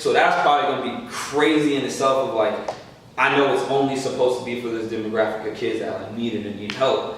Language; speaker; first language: English; native; English